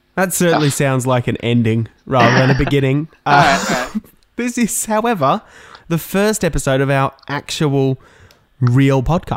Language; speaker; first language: English; native; English